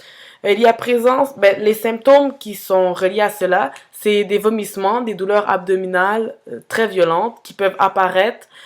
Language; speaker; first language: French; native; French